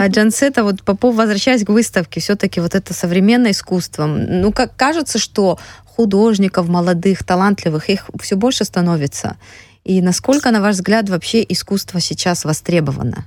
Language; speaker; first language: Russian; native; Russian